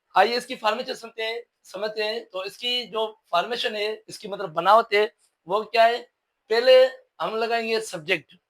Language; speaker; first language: Urdu; non-native, local second language; Sindhi